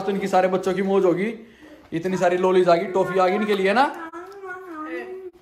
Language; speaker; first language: Hindi; native; Hindi